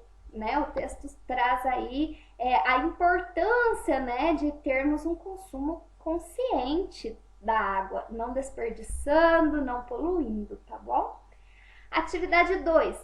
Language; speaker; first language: Portuguese; native; Portuguese